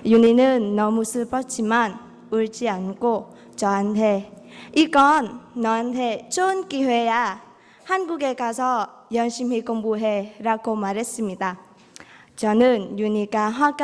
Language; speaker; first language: Korean; non-native, fluent; Vietnamese